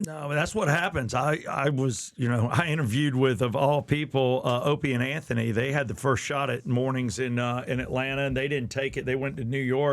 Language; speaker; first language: English; native; English